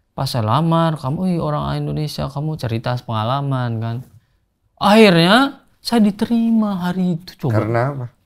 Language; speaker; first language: Indonesian; non-native, local second language; Sasak